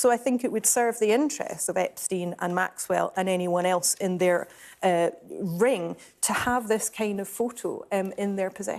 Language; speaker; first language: English; native; English